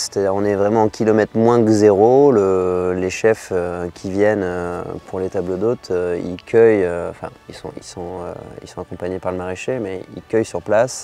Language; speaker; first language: French; native; French